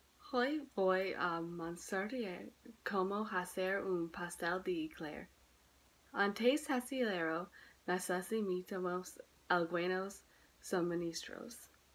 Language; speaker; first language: Spanish; non-native, learner; English